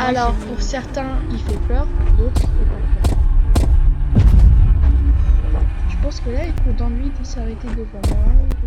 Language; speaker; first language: French; native; French